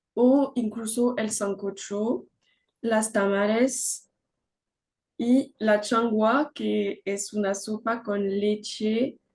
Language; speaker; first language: Spanish; non-native, learner; French